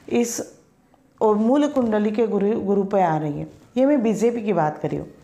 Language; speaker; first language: Hindi; non-native, local second language; Marathi